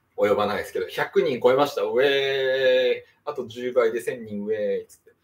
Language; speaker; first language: Japanese; native; Japanese